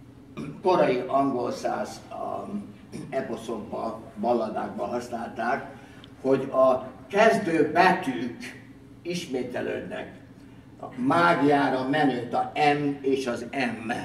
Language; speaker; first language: Hungarian; early bilingual, heritage; Hungarian